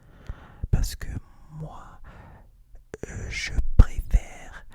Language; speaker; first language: French; non-native, fluent; English